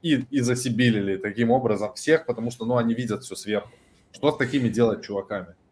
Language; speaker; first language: Russian; native; Russian